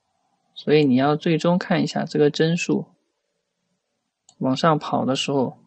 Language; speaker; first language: Chinese; native; Chinese